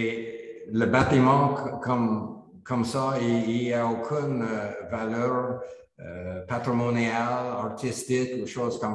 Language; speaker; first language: French; non-native, learner; English